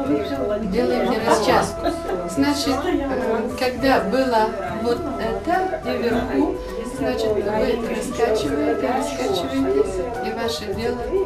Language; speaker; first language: Russian; non-native, fluent; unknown